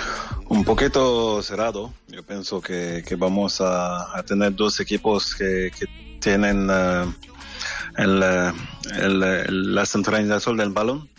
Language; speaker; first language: Spanish; non-native, fluent; French